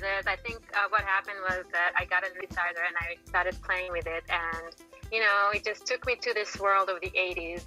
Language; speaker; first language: English; non-native, fluent; Hebrew